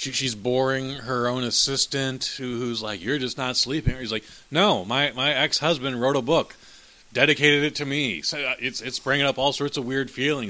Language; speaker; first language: English; native; English